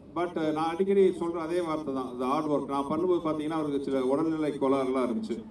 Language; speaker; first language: Tamil; native; Tamil